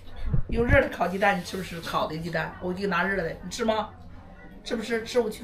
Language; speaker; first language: Chinese; native; Chinese